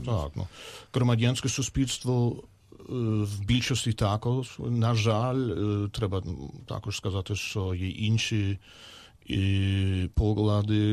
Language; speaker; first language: Ukrainian; non-native, learner; German